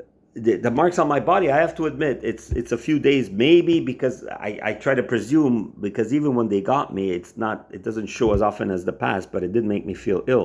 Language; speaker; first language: English; non-native, local second language; French